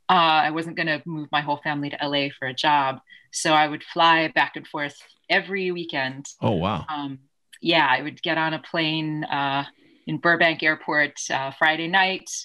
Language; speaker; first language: English; native; English